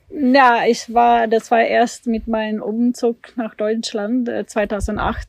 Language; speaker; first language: German; non-native, fluent; Swedish